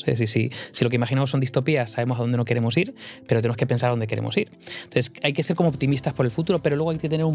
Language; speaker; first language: Spanish; native; Spanish